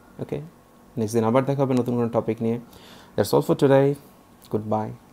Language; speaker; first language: English; non-native, local second language; Bangla